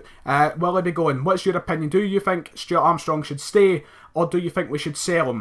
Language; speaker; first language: English; native; English